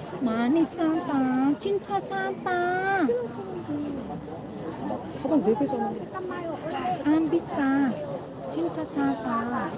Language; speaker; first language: Korean; non-native, learner; Vietnamese